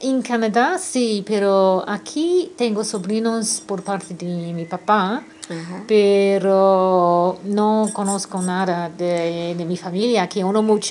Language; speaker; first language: Spanish; non-native, fluent; English